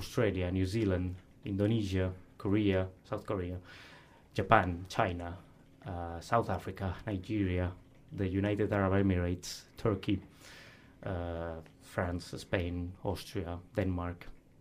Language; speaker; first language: English; non-native, fluent; Spanish